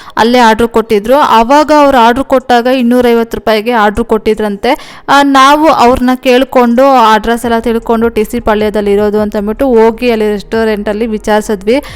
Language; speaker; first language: Kannada; non-native, local second language; Telugu